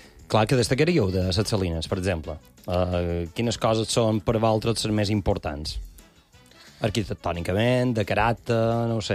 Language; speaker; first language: Catalan; native; Catalan